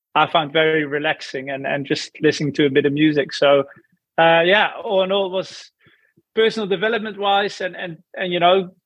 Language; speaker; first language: English; non-native, fluent; Dutch